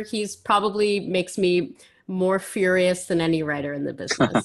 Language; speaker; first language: English; native; English